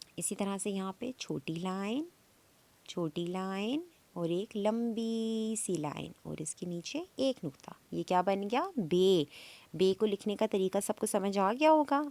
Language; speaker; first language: Urdu; native; Urdu